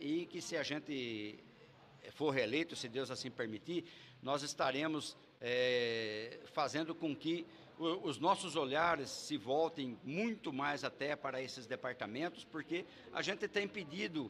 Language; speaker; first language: Portuguese; native; Portuguese